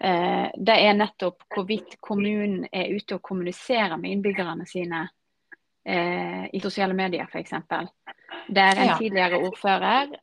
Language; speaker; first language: Norwegian; native; Norwegian